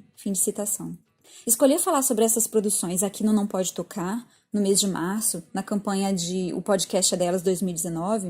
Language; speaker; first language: Portuguese; native; Portuguese